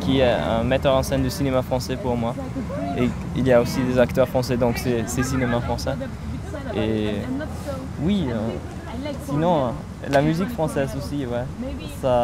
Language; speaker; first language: French; non-native, fluent; German